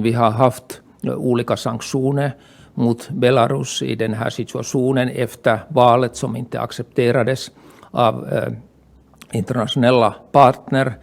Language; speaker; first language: Swedish; non-native, local second language; Finnish